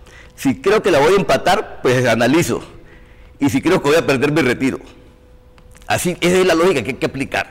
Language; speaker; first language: Spanish; native; Spanish